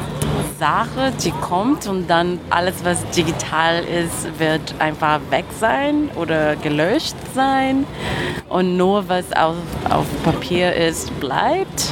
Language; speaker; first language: German; non-native, fluent; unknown